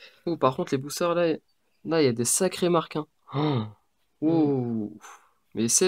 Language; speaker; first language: French; native; French